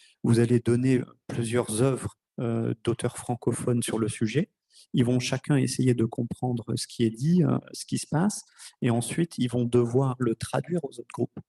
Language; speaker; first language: French; native; French